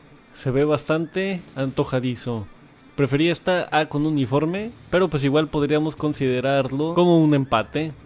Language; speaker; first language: Spanish; native; Spanish